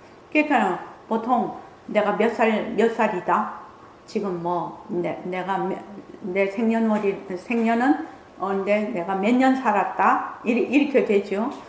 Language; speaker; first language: Korean; native; Korean